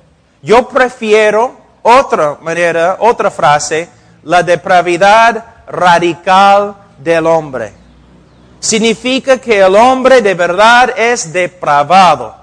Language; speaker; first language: Spanish; non-native, fluent; English